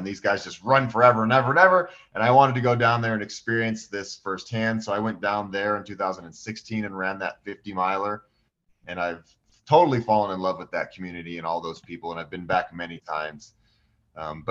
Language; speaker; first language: English; native; English